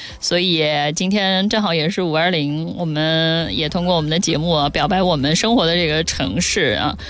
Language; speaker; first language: Chinese; native; Chinese